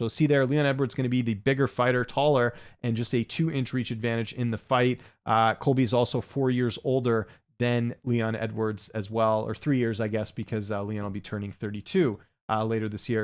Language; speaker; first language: English; native; English